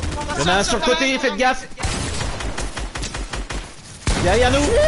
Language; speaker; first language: French; native; French